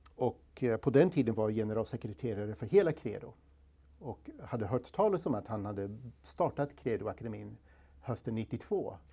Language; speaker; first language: Swedish; non-native, fluent; English